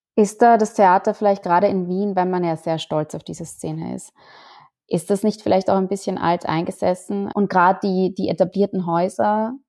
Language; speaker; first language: German; native; German